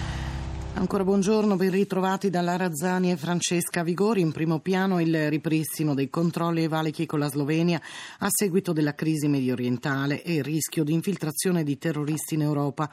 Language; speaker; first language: Italian; native; Italian